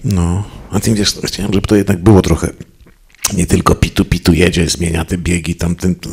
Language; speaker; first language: Polish; native; Polish